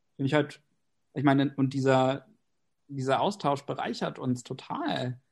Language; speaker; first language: German; non-native, fluent; English